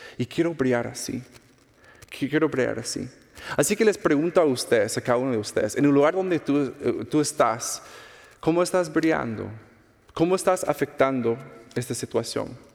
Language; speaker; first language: Spanish; non-native, fluent; English